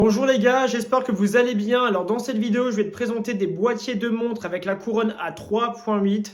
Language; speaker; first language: French; native; French